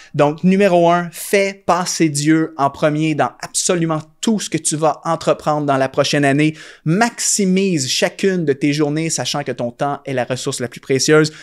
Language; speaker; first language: French; native; French